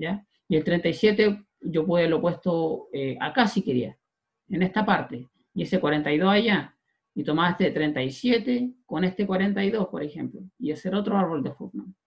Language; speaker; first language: Spanish; native; Spanish